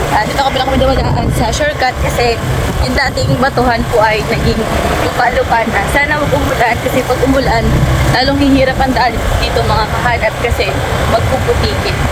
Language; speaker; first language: Filipino; native; Filipino